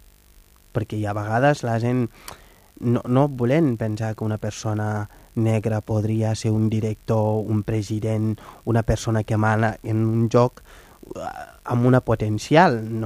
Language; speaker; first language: Catalan; non-native, fluent; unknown